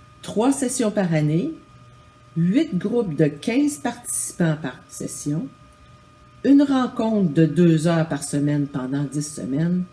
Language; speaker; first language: French; native; French